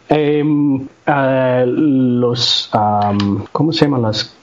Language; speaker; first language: Spanish; non-native, learner; Tamil